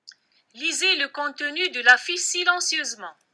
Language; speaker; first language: French; non-native, local second language; Arabic